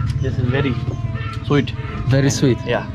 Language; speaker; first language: English; non-native, learner; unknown